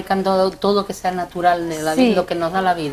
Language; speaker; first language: Spanish; native; Spanish